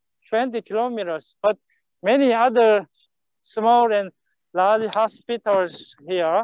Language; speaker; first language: English; non-native, fluent; Korean